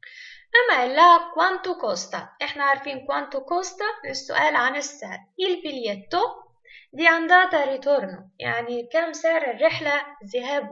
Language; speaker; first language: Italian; non-native, fluent; Arabic